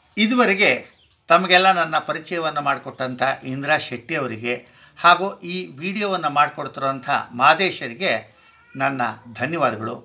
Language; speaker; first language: Kannada; native; Kannada